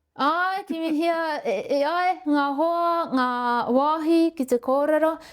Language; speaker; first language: Māori; non-native, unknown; Estonian